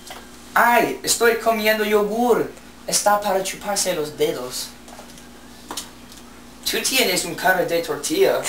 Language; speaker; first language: Spanish; non-native, learner; English